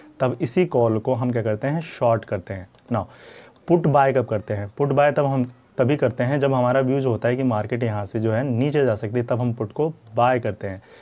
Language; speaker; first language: Hindi; native; Hindi